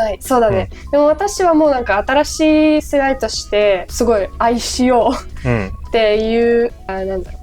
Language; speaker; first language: Japanese; non-native, fluent; Ukrainian